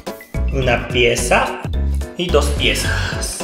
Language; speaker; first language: Spanish; non-native, learner; Japanese